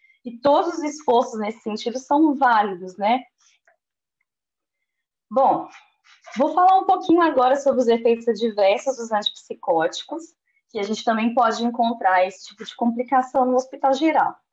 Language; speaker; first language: Portuguese; native; Portuguese